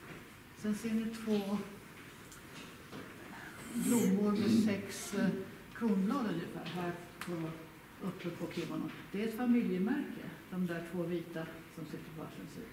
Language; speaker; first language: Swedish; native; Swedish